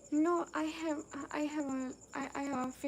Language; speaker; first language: English; non-native, learner; Urdu